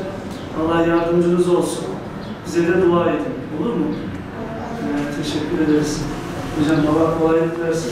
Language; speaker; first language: Turkish; native; Turkish